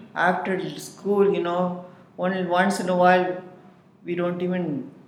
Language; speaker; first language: English; non-native, local second language; Tamil